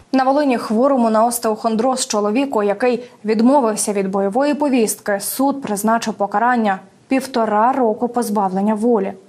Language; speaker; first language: Ukrainian; native; Ukrainian